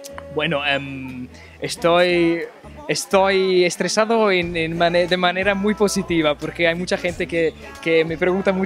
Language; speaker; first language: Spanish; non-native, fluent; German